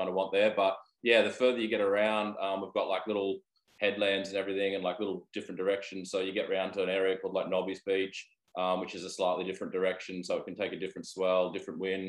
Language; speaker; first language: English; native; English